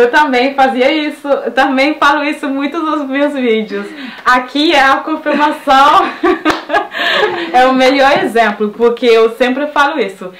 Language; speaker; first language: Portuguese; non-native, fluent; French